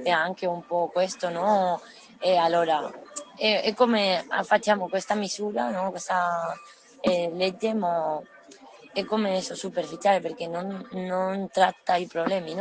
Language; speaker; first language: Italian; non-native, learner; Spanish